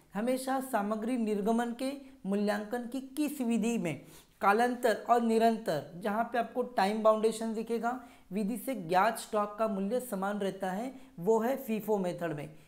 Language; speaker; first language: Hindi; non-native, local second language; Marathi